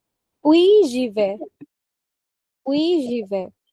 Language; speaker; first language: French; non-native, fluent; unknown